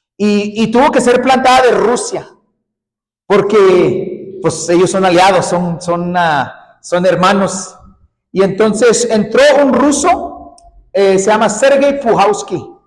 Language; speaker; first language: Spanish; early bilingual, heritage; Spanish